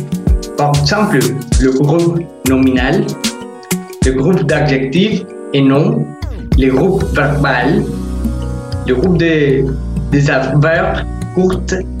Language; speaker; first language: French; non-native, fluent; Spanish